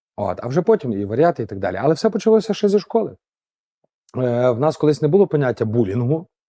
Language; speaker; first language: Ukrainian; native; Ukrainian